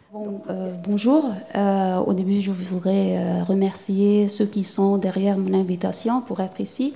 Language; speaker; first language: French; non-native, fluent; Arabic